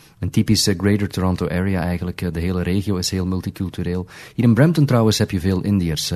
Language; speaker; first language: Dutch; native; Dutch